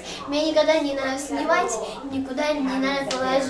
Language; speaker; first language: Russian; early bilingual, heritage; Russian